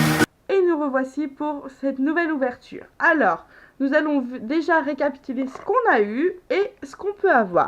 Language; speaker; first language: French; native; French